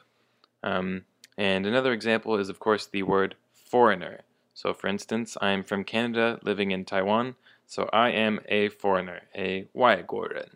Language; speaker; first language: English; native; English